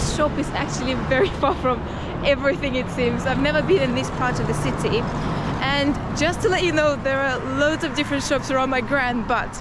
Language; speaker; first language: English; non-native, fluent; Russian